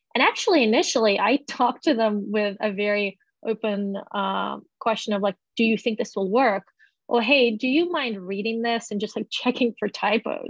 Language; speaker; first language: English; native; English